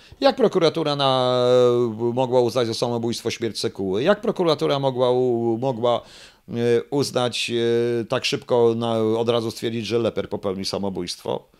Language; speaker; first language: Polish; native; Polish